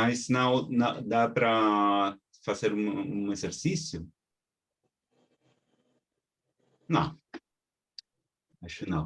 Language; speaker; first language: Portuguese; non-native, fluent; Spanish